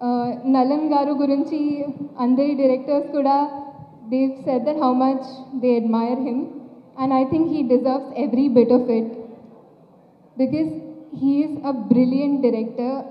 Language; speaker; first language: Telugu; non-native, fluent; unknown